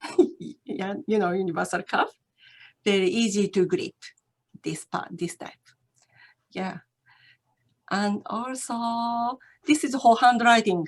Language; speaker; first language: English; non-native, learner; Japanese